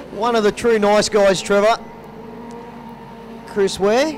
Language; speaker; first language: English; native; English